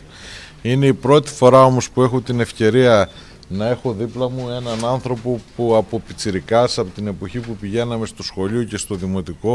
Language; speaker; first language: Greek; native; Greek